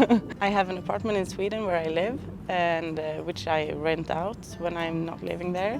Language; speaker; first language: English; non-native, fluent; Swedish